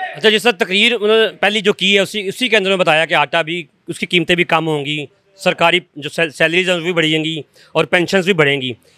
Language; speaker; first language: Urdu; non-native, local second language; Punjabi